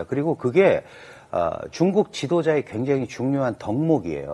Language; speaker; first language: Korean; native; Korean